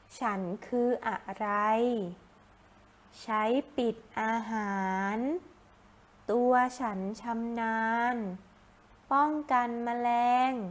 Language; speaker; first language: Thai; native; Thai